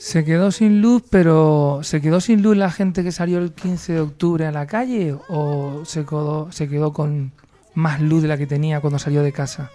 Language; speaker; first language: Spanish; native; Spanish